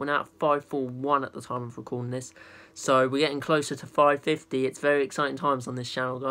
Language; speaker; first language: English; native; English